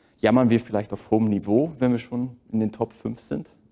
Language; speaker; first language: German; native; German